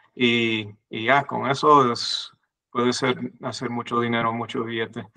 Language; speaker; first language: Spanish; non-native, fluent; English